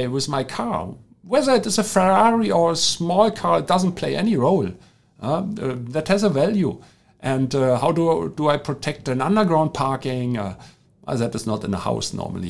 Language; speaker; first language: English; non-native, fluent; German